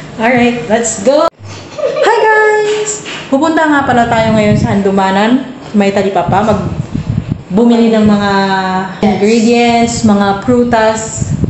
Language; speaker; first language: Filipino; native; Filipino